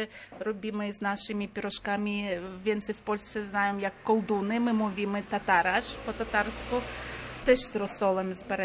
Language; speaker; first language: Polish; non-native, fluent; Crimean Tatar